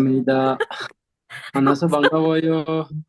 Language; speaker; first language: Korean; non-native, learner; Indonesian